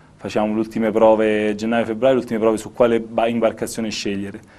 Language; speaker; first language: Italian; native; Italian